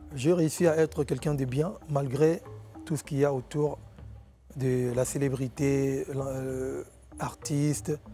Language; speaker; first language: French; non-native, local second language; Lingala